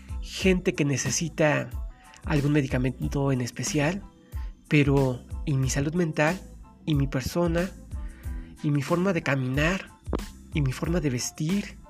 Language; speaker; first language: Spanish; native; Spanish